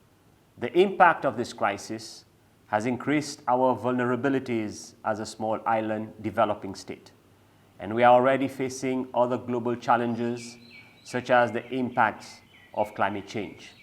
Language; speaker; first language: English; non-native, local second language; Seselwa Creole French